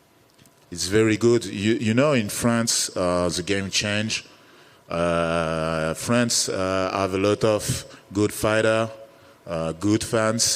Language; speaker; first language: English; non-native, learner; French